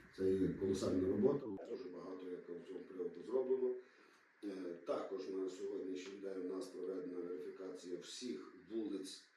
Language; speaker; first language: Ukrainian; native; Ukrainian